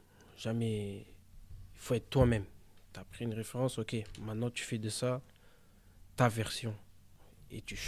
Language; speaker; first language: French; early bilingual, other home language; Portuguese